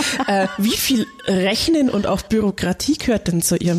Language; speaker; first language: German; native; German